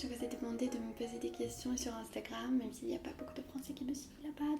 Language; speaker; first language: French; non-native, fluent; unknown